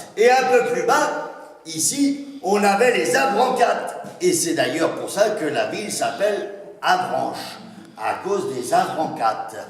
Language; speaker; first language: French; native; French